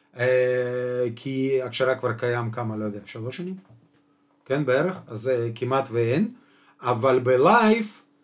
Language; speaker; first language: Hebrew; non-native, fluent; Russian